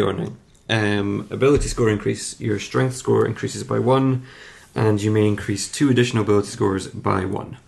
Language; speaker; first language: English; native; English